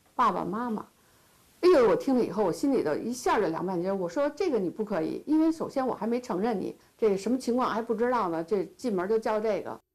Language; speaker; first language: Chinese; native; Chinese